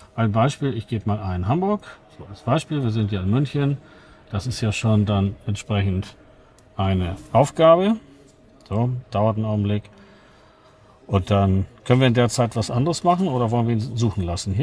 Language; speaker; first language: German; native; German